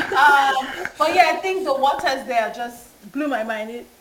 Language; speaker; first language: English; non-native, local second language; Yoruba